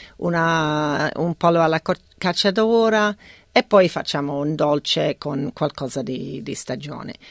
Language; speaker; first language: Italian; non-native, fluent; English